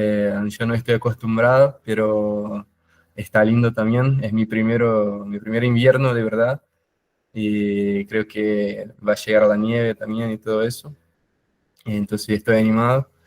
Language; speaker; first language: Spanish; non-native, fluent; Portuguese